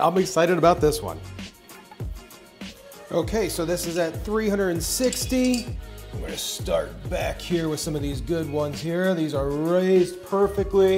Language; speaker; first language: English; native; English